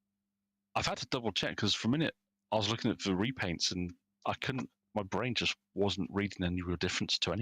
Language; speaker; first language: English; native; English